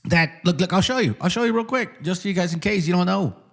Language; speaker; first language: English; early bilingual, other home language; Spanish